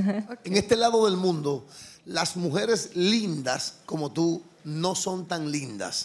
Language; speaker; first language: Portuguese; non-native, learner; Spanish